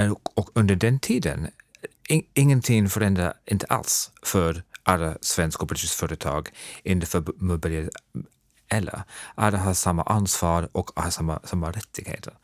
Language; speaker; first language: Swedish; non-native, fluent; English